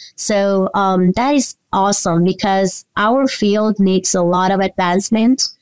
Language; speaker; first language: English; non-native, local second language; Nepali